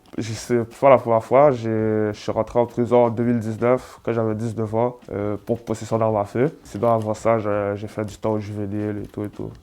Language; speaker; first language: French; native; French